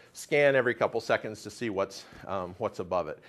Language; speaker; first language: English; native; English